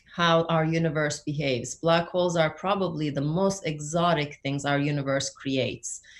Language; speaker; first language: English; non-native, fluent; Turkish